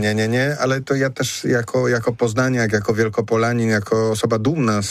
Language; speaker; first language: Polish; native; Polish